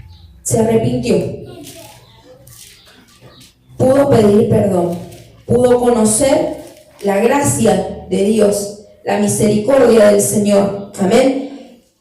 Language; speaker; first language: Spanish; native; Spanish